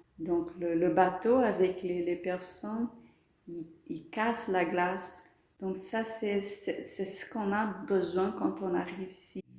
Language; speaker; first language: French; non-native, fluent; Portuguese